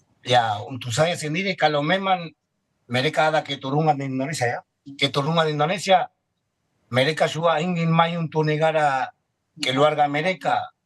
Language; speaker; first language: Indonesian; non-native, fluent; Spanish